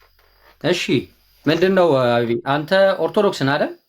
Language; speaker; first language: Amharic; native; Amharic